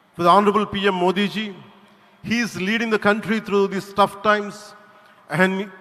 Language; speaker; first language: English; non-native, local second language; Telugu